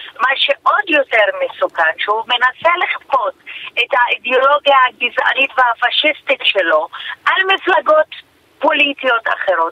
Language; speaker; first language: Hebrew; non-native, local second language; Arabic